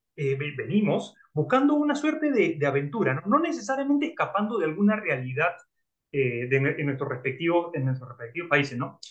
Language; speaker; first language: Spanish; native; Spanish